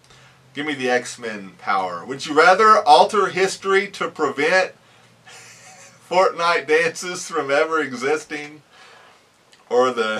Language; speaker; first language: English; native; English